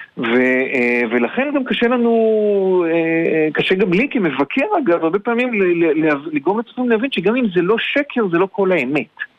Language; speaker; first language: Hebrew; native; Hebrew